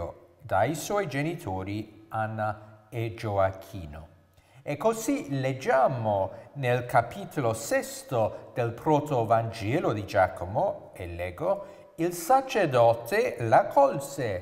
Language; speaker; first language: Italian; non-native, fluent; English